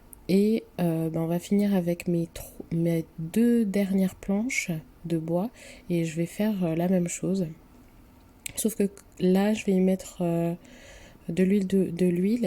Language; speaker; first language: French; native; French